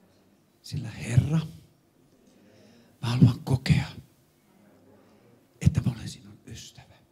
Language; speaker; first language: Finnish; non-native, fluent; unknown